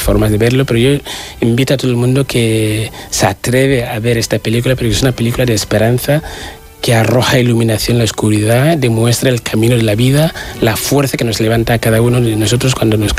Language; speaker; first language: Spanish; non-native, fluent; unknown